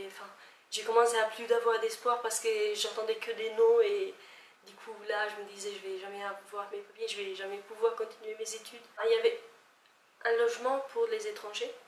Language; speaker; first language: French; non-native, fluent; Albanian